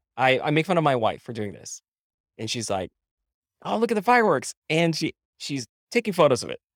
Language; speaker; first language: English; non-native, local second language; Filipino